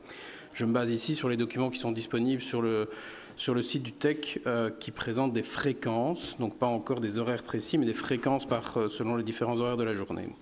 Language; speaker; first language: French; native; French